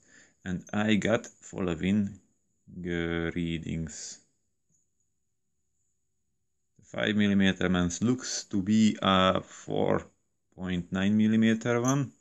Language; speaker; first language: English; non-native, learner; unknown